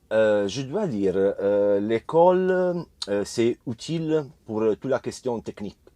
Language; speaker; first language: French; non-native, learner; Italian